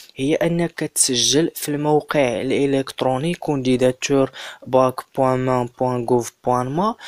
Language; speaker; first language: Arabic; native; Arabic